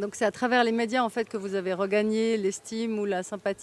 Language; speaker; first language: French; native; French